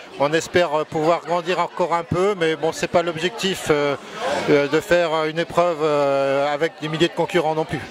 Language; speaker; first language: French; native; French